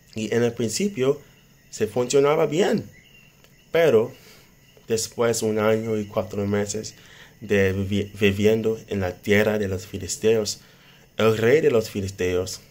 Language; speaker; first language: Spanish; non-native, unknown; English